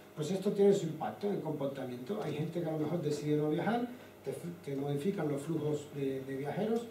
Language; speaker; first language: Spanish; native; Spanish